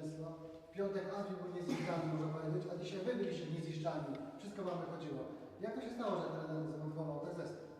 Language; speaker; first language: Polish; native; Polish